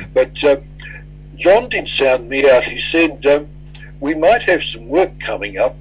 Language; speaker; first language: English; native; English